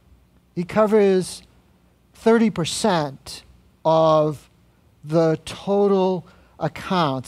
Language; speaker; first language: English; native; English